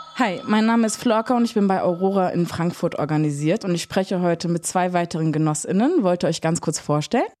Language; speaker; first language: German; early bilingual, other home language; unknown